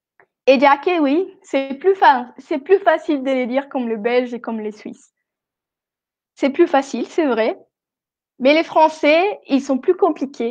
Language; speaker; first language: French; non-native, fluent; Spanish